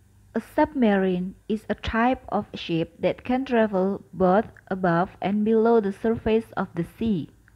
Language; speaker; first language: English; non-native, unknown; Indonesian